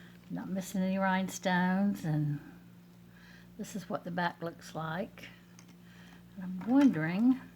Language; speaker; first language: English; native; English